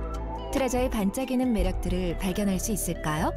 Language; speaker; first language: Korean; native; Korean